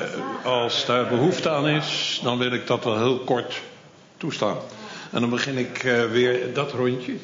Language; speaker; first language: Dutch; native; Dutch